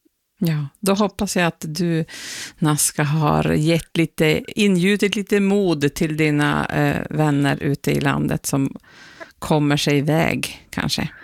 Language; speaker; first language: Swedish; native; Swedish